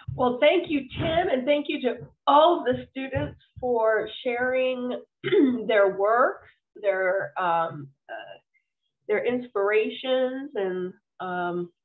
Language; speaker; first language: English; native; English